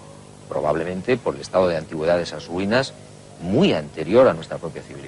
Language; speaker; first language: Spanish; native; Spanish